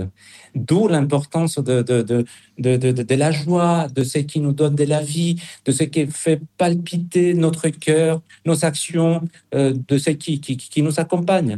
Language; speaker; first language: French; non-native, fluent; Spanish